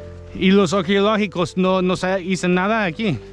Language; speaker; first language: Spanish; non-native, learner; English